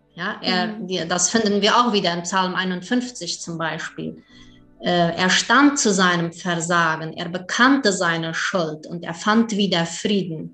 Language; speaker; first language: German; early bilingual, heritage; German